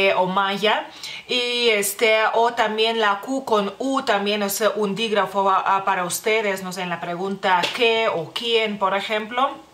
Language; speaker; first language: Spanish; non-native, fluent; Lithuanian